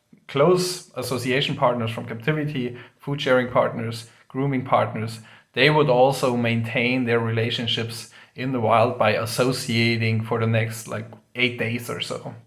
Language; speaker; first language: English; non-native, fluent; German